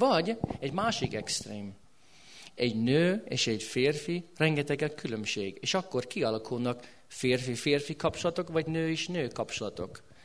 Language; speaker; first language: Hungarian; non-native, fluent; English